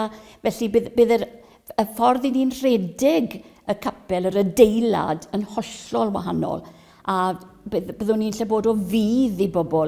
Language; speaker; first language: Welsh; native; Welsh